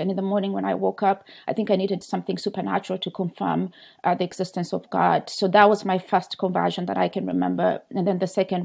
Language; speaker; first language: English; non-native, local second language; Ganda